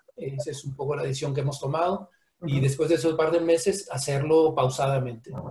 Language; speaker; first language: Spanish; native; Spanish